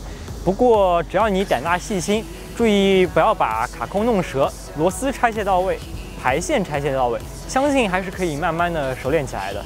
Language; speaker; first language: Chinese; native; Chinese